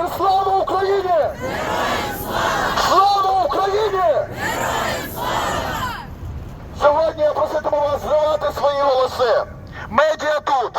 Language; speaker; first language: Ukrainian; native; Ukrainian